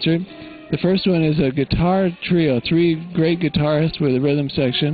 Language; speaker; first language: English; native; English